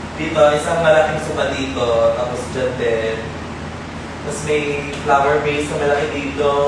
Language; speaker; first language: Filipino; non-native, local second language; Cebuano